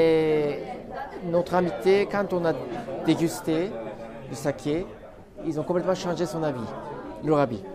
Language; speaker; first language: French; non-native, fluent; Japanese